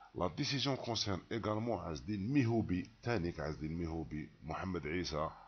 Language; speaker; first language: French; non-native, local second language; Arabic